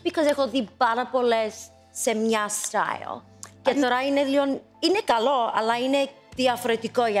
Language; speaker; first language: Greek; early bilingual, heritage; English